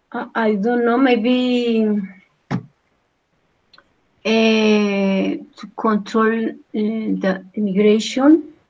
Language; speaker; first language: English; non-native, learner; Spanish